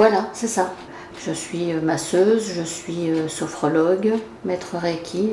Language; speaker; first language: French; native; French